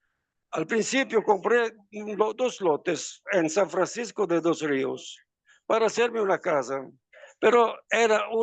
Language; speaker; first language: Spanish; non-native, fluent; Italian